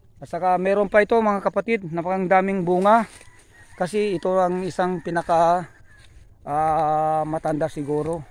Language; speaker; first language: Filipino; non-native, local second language; Iloko